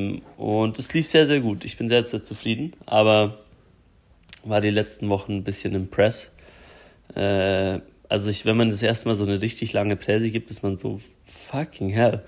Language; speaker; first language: German; native; German